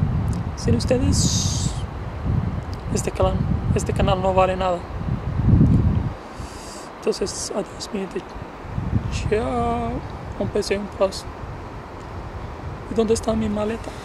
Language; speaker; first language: Spanish; non-native, learner; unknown